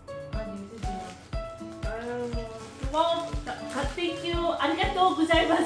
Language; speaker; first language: Korean; non-native, learner; Filipino